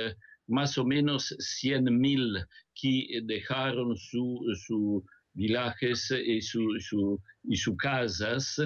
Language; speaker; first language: Spanish; non-native, fluent; Italian